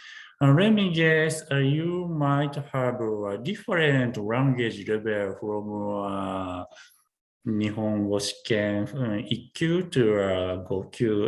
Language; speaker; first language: English; non-native, learner; Japanese